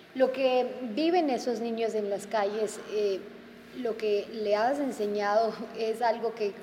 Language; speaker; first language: Spanish; native; Spanish